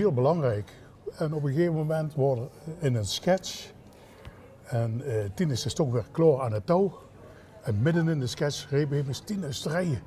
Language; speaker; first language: Dutch; native; Dutch